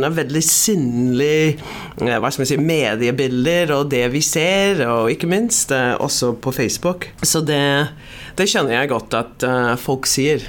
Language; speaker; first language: Norwegian; non-native, fluent; English